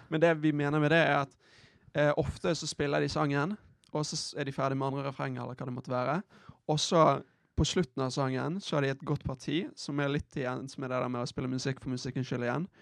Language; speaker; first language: Norwegian; native; Norwegian